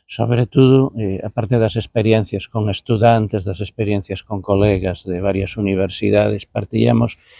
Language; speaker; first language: Galician; native; Galician